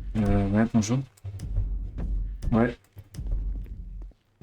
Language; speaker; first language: French; native; French